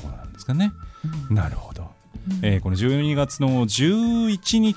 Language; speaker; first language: Japanese; native; Japanese